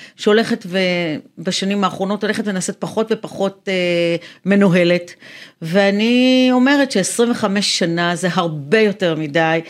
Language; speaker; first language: Hebrew; native; Hebrew